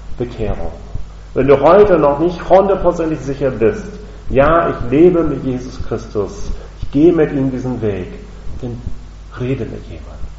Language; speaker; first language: German; non-native, fluent; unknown